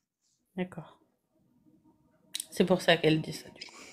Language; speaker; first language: French; native; French